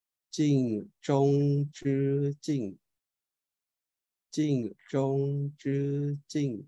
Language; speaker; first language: Chinese; non-native, fluent; Thai